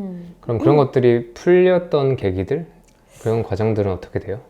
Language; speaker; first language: Korean; native; Korean